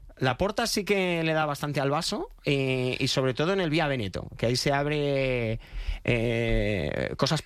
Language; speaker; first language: Spanish; native; Spanish